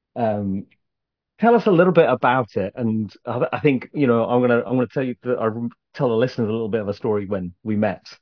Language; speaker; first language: English; native; English